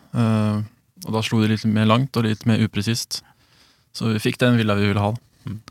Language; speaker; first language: Norwegian; early bilingual, other home language; Swedish